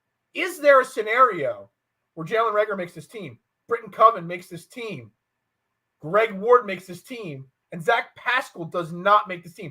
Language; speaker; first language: English; native; English